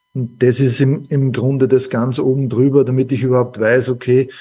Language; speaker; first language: German; native; German